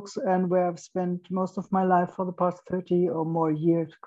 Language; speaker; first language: English; non-native, fluent; German